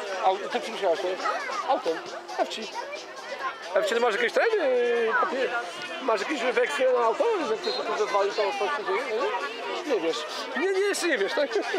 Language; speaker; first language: Polish; native; Polish